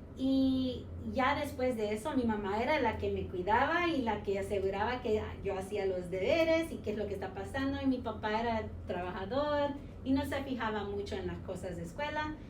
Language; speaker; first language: Spanish; early bilingual, heritage; Spanish